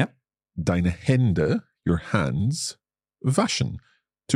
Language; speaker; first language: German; non-native, learner; English